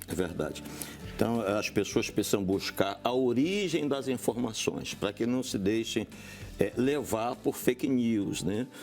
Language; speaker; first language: Portuguese; native; Portuguese